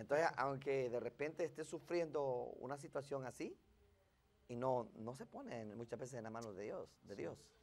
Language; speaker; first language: Spanish; native; Spanish